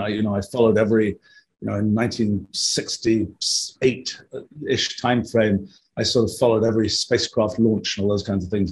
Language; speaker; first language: English; native; English